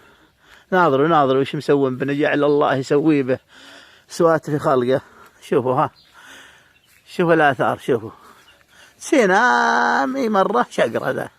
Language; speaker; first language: Arabic; native; Arabic